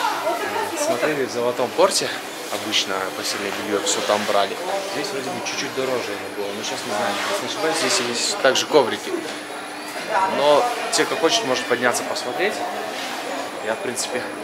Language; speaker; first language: Russian; native; Russian